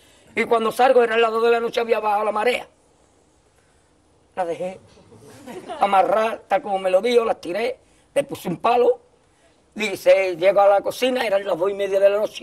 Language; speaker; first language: Spanish; native; Spanish